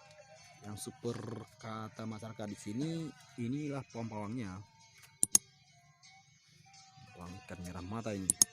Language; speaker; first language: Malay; non-native, local second language; Achinese